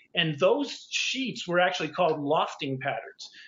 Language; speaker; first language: English; native; English